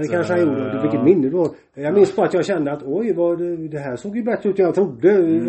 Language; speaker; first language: Swedish; native; Swedish